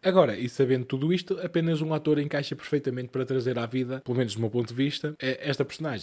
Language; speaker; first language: Portuguese; native; Portuguese